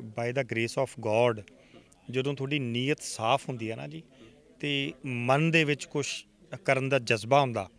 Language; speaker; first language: Punjabi; native; Punjabi